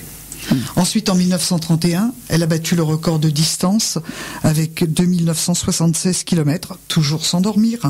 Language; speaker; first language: French; native; French